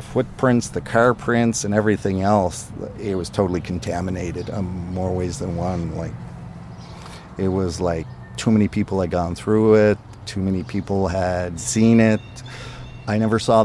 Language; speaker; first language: English; non-native, fluent; French